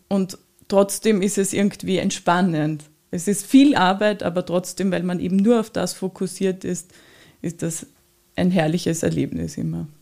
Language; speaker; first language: German; native; German